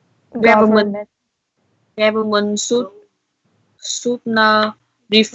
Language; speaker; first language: English; non-native, learner; Vietnamese